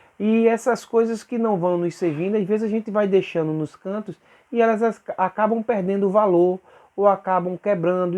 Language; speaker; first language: Portuguese; native; Portuguese